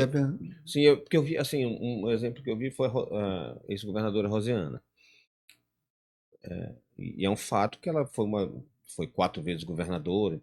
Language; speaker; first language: Portuguese; native; Portuguese